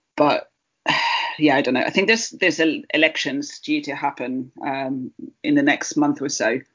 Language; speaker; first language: English; early bilingual, heritage; Spanish